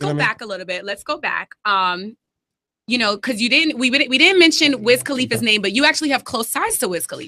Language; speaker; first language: English; native; English